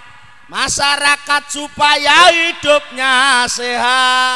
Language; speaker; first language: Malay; non-native, local second language; Javanese